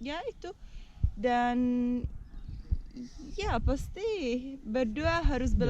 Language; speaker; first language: Indonesian; non-native, learner; Czech